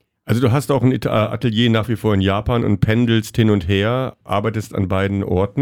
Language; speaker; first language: German; native; German